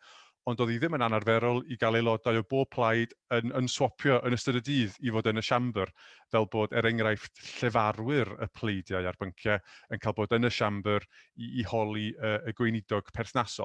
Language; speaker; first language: Welsh; native; Welsh